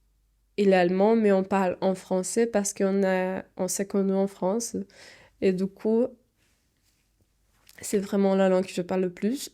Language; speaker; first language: French; non-native, fluent; Portuguese